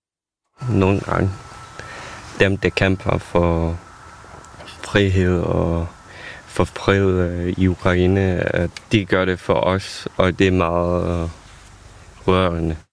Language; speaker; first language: Danish; non-native, fluent; Ukrainian